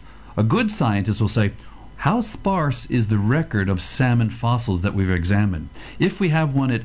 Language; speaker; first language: English; native; English